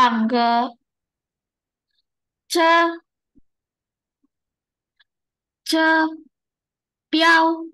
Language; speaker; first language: Chinese; non-native, learner; Indonesian